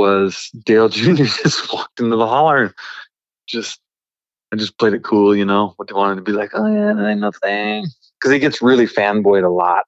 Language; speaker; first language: English; native; English